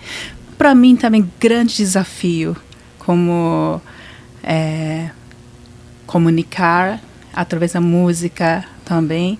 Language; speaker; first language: Portuguese; non-native, learner; Japanese